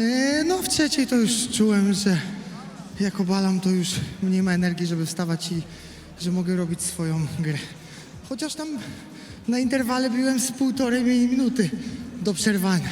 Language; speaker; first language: Polish; native; Polish